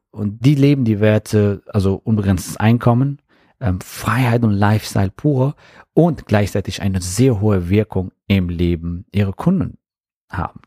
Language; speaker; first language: German; non-native, fluent; Persian